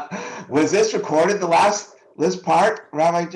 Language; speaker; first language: English; native; English